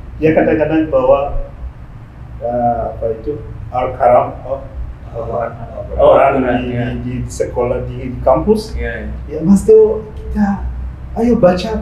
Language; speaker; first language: Indonesian; non-native, fluent; Rundi